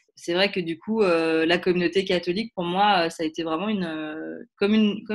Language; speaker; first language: French; native; French